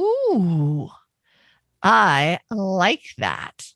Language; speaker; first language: English; native; English